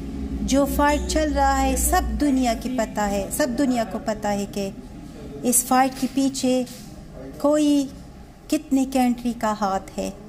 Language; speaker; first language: Hindi; non-native, learner; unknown